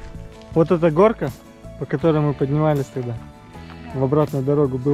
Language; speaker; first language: Russian; native; Russian